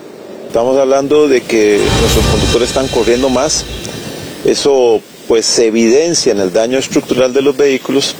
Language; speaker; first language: Spanish; native; Spanish